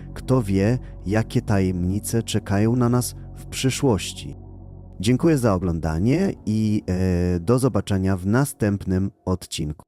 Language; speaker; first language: Polish; native; Polish